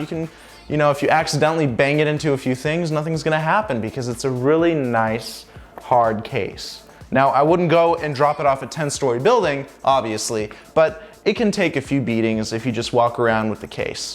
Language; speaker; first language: English; native; English